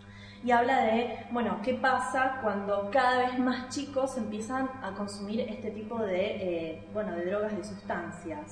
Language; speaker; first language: Spanish; native; Spanish